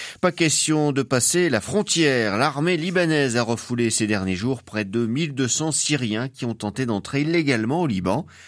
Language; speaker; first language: French; native; French